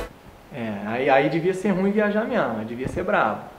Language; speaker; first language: Portuguese; native; Portuguese